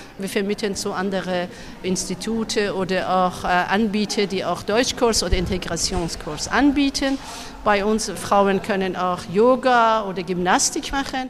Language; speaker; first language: German; non-native, fluent; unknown